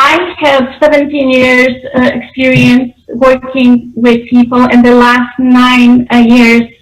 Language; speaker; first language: English; non-native, fluent; Polish